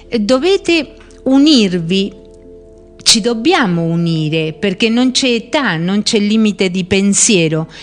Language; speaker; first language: Italian; early bilingual, heritage; Spanish